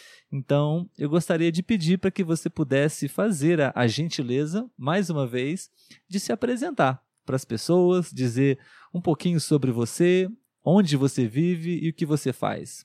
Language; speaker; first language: Portuguese; native; Portuguese